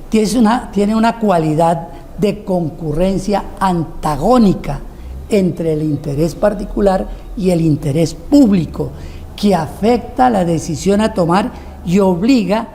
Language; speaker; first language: Spanish; native; Spanish